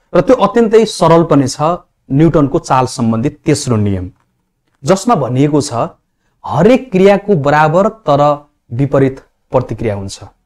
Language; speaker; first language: Nepali; native; Nepali